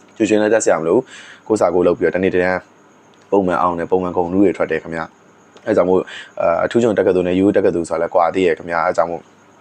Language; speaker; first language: Burmese; native; Burmese